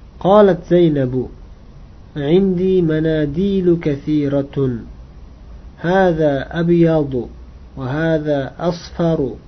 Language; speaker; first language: Arabic; non-native, fluent; Uzbek